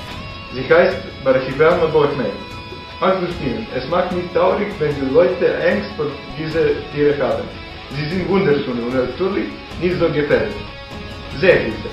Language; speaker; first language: German; non-native, learner; Serbian